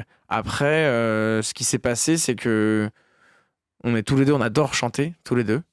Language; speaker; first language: French; native; French